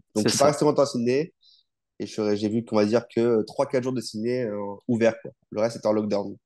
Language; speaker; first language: French; native; French